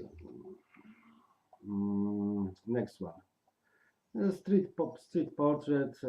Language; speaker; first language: English; non-native, learner; Polish